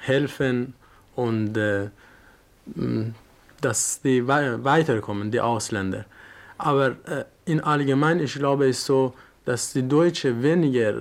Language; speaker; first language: German; non-native, fluent; Persian